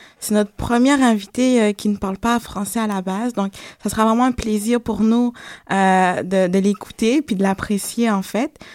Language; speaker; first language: French; native; French